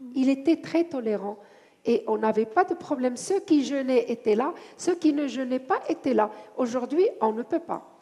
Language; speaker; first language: French; non-native, local second language; Arabic